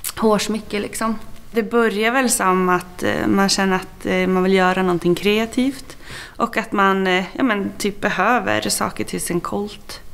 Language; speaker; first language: Swedish; native; Swedish